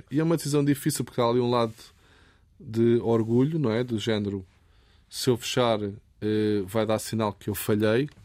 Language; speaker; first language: Portuguese; native; Portuguese